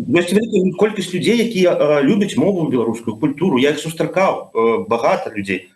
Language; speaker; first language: Belarusian; non-native, local second language; Russian